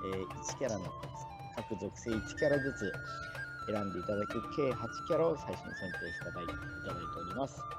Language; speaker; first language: Japanese; native; Japanese